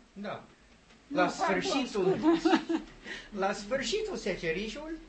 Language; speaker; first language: Romanian; non-native, learner; English